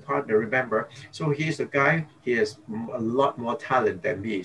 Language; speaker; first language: English; non-native, local second language; Cantonese